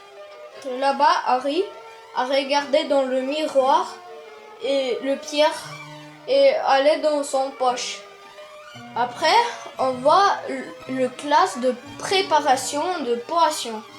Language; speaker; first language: French; non-native, learner; Russian